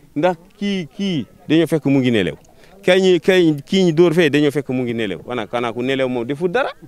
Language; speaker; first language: Wolof; non-native, local second language; Fula